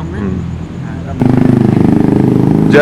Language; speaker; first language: Indonesian; non-native, fluent; English